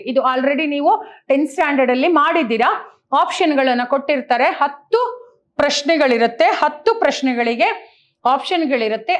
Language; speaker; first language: Kannada; native; Kannada